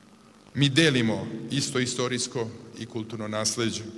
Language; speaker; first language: Serbian; native; Serbian